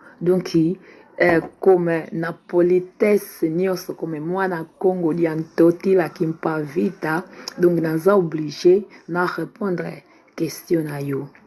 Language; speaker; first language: Lingala; non-native, fluent; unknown